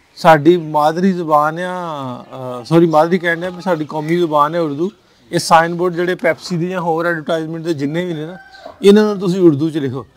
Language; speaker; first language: Punjabi; native; Punjabi